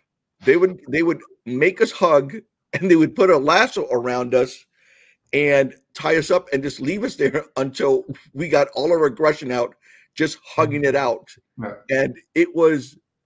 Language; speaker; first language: English; early bilingual, other home language; Spanish